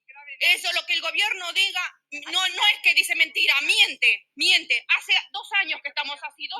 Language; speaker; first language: Spanish; native; Spanish